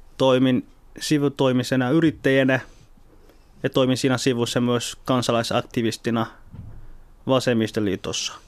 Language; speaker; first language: Finnish; early bilingual, other home language; Somali